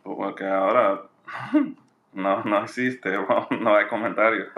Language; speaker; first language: Spanish; non-native, learner; English